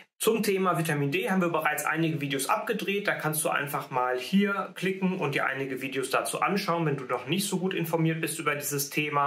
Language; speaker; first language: German; native; German